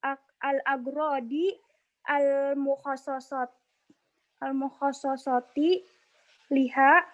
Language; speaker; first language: Arabic; non-native, learner; Indonesian